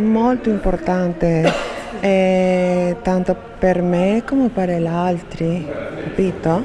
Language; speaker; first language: Italian; non-native, fluent; Spanish